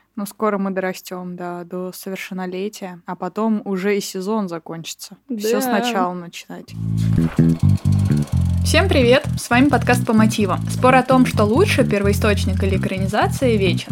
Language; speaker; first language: Russian; native; Russian